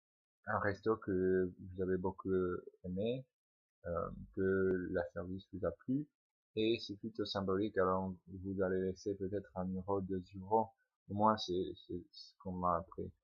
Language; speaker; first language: French; non-native, fluent; English